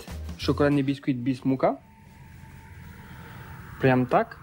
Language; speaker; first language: Russian; non-native, learner; French